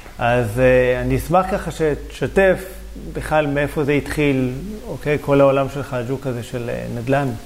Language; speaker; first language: Hebrew; native; Hebrew